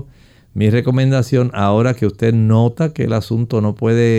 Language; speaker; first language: Spanish; native; Spanish